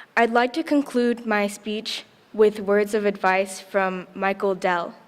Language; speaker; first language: English; native; English